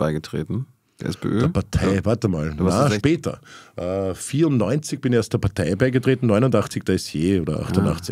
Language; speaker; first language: German; native; German